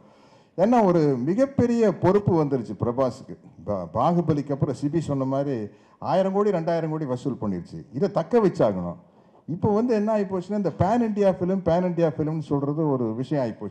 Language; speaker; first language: Tamil; native; Tamil